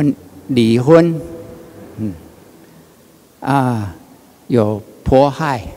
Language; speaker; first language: Chinese; non-native, learner; English